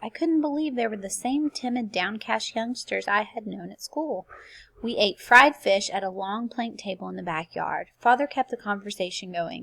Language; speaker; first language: English; native; English